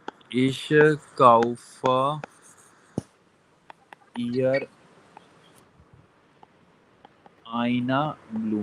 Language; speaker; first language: German; non-native, fluent; Hindi